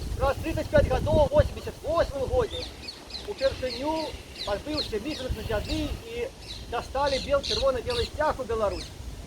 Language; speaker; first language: Belarusian; native; Belarusian